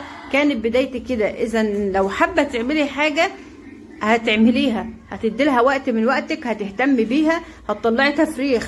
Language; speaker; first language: Arabic; native; Arabic